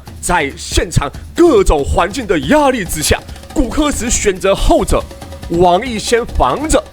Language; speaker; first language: Chinese; native; Chinese